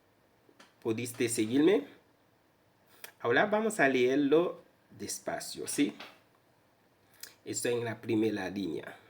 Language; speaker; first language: Spanish; non-native, fluent; Haitian Creole